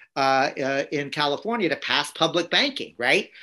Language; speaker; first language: English; native; English